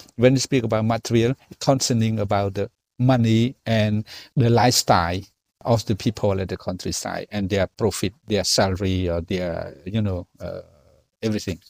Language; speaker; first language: English; non-native, learner; Khmer